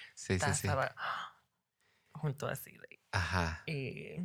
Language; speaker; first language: Spanish; early bilingual, heritage; Spanish